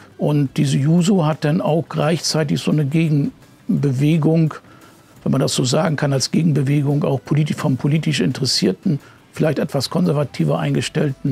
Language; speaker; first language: German; native; German